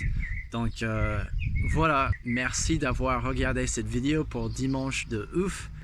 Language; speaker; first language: French; non-native, fluent; English